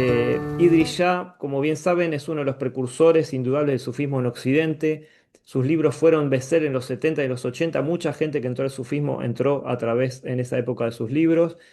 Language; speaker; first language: Spanish; native; Spanish